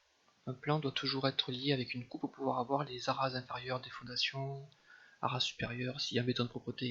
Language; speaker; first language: French; native; French